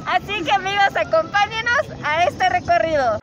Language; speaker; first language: Spanish; native; Spanish